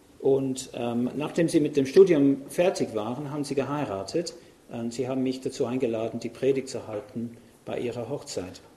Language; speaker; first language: German; non-native, fluent; English